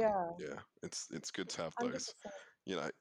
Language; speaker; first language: English; native; English